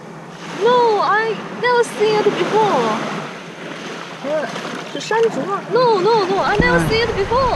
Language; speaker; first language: English; non-native, learner; Chinese